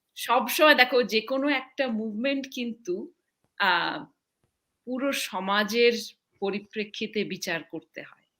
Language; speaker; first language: Bangla; native; Bangla